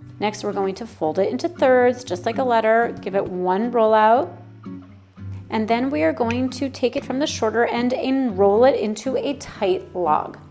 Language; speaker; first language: English; native; English